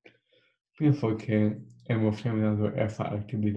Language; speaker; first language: Spanish; non-native, learner; English